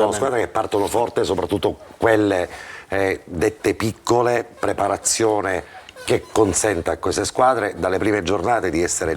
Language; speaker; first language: Italian; native; Italian